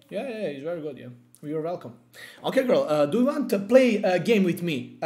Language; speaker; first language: English; non-native, learner; Serbian